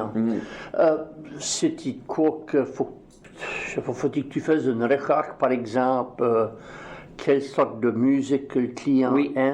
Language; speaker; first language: French; native; French